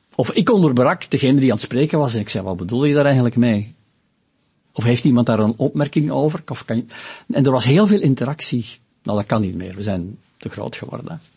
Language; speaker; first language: Dutch; native; Dutch